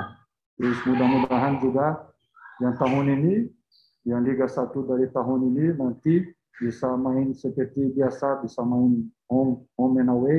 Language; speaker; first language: Indonesian; non-native, fluent; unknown